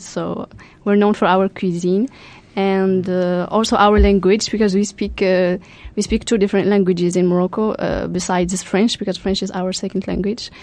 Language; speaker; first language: English; non-native, fluent; Arabic